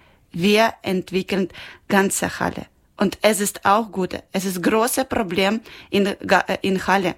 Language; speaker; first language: German; non-native, learner; Ukrainian